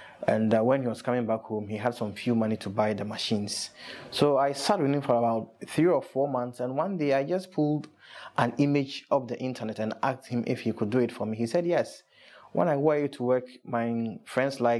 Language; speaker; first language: English; non-native, local second language; Akan